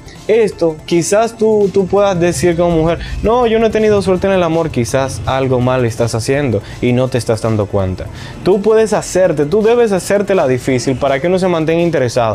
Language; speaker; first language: Spanish; native; Spanish